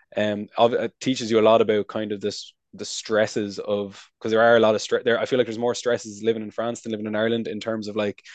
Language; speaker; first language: English; native; English